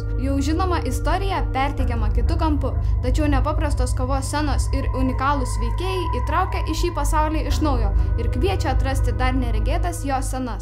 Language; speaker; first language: Lithuanian; native; Lithuanian